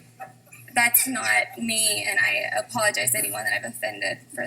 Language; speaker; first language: English; native; English